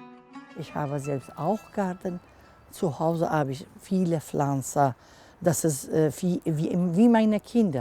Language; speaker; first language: German; non-native, learner; Kurdish